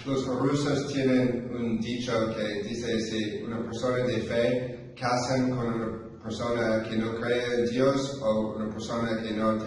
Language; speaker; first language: Spanish; non-native, fluent; English